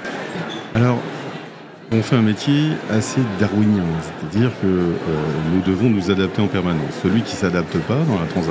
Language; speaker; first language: French; native; French